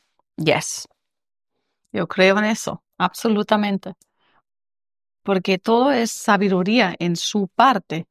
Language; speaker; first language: Spanish; non-native, learner; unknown